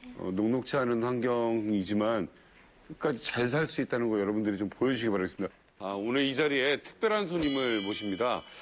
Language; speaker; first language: Korean; native; Korean